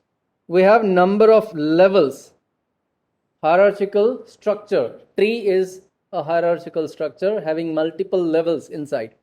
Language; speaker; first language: English; non-native, local second language; Gujarati